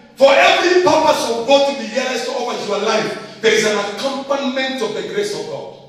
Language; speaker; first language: English; non-native, local second language; Swahili